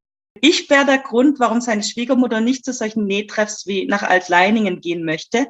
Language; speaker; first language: German; native; German